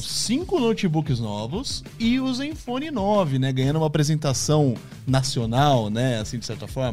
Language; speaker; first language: Portuguese; native; Portuguese